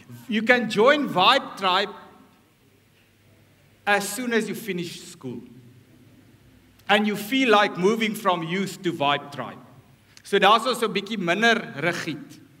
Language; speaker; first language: English; non-native, local second language; Afrikaans